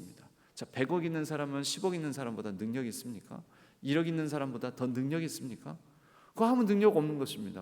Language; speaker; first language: Korean; native; Korean